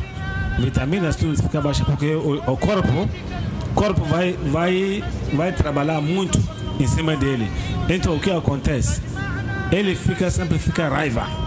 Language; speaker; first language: Portuguese; non-native, learner; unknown